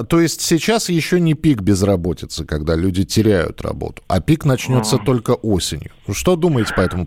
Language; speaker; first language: Russian; native; Russian